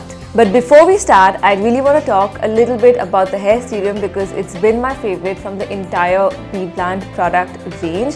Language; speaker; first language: English; non-native, local second language; Hindi